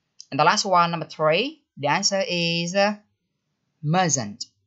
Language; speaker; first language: English; non-native, fluent; Vietnamese